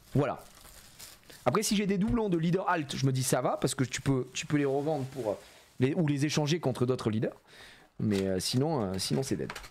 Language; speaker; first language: French; native; French